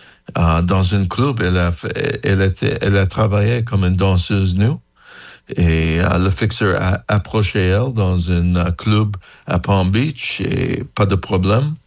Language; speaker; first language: French; non-native, learner; English